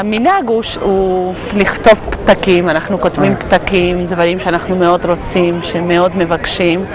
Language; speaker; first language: Hebrew; non-native, fluent; Spanish